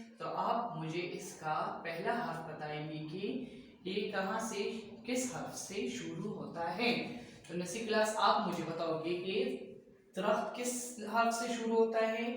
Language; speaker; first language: Urdu; native; Urdu